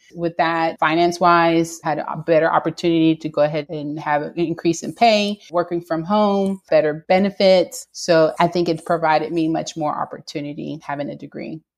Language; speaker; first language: English; native; English